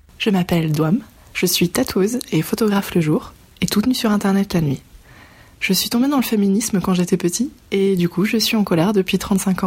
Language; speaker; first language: French; native; French